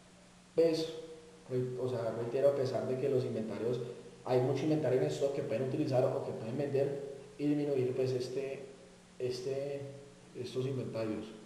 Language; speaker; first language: Spanish; native; Spanish